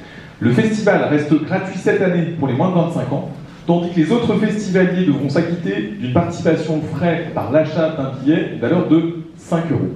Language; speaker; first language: French; native; French